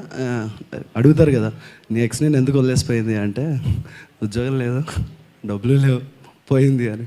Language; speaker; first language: Telugu; native; Telugu